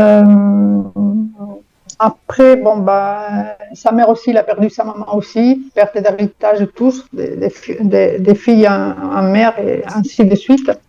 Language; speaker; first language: French; non-native, fluent; Spanish